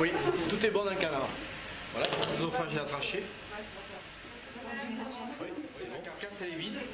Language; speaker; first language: French; native; French